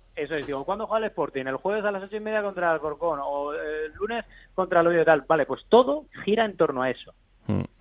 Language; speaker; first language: Spanish; native; Spanish